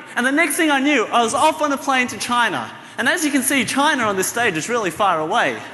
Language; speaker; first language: English; native; English